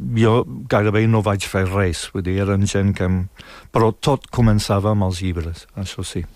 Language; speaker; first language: Catalan; non-native, fluent; English